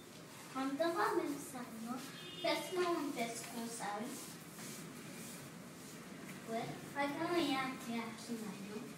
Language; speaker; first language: Portuguese; non-native, learner; Haitian Creole